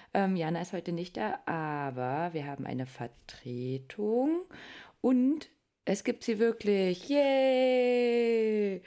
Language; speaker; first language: German; native; German